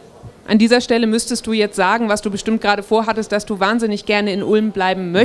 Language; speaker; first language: German; native; German